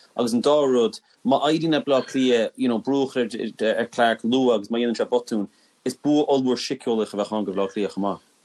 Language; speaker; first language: Irish; native; Irish